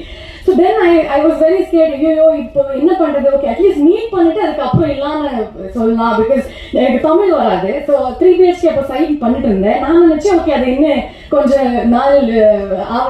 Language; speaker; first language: Tamil; non-native, learner; Kannada